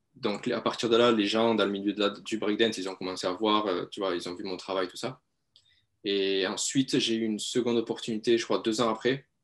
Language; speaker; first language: French; native; French